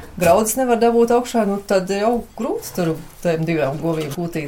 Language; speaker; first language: Latvian; early bilingual, other home language; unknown